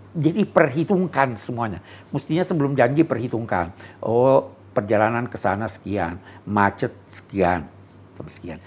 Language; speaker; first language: Indonesian; native; Indonesian